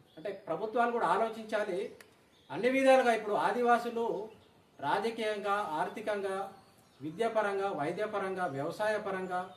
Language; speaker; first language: Telugu; non-native, local second language; Gondi